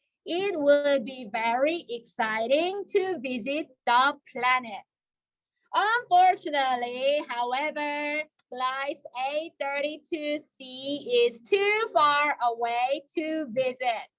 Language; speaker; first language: English; non-native, fluent; Korean